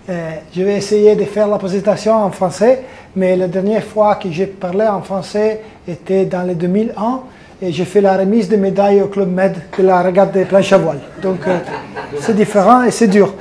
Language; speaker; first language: French; non-native, fluent; Italian